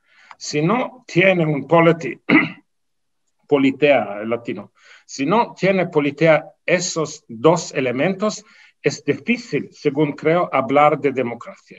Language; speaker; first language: Spanish; non-native, fluent; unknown